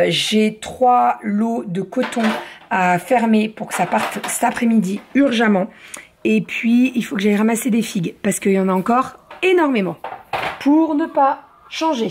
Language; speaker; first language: French; native; French